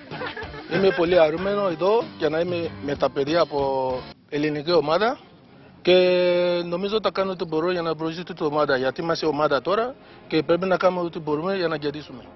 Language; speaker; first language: Greek; non-native, fluent; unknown